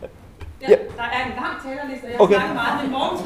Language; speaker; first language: Danish; native; Danish